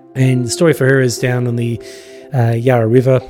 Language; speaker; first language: English; native; English